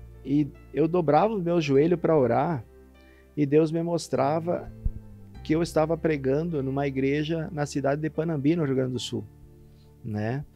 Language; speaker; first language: Portuguese; native; Portuguese